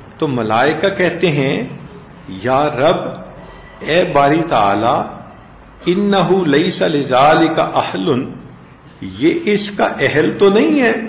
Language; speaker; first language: Urdu; non-native, local second language; Punjabi